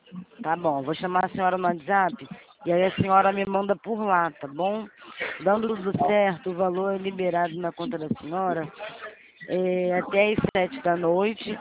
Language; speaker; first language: Portuguese; native; Portuguese